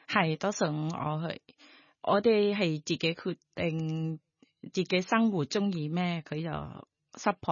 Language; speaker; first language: Cantonese; non-native, fluent; Thai